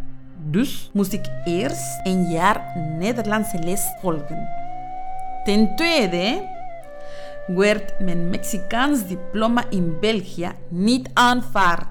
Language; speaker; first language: Dutch; non-native, fluent; Spanish